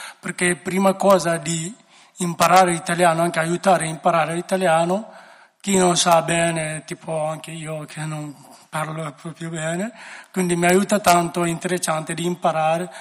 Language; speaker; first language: Italian; non-native, learner; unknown